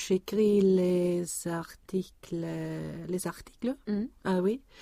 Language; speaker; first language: French; non-native, learner; Swedish